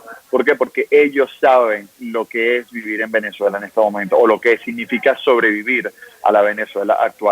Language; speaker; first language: Spanish; native; Spanish